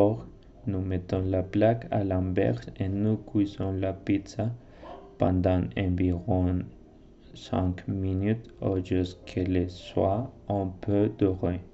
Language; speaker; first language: French; non-native, learner; Spanish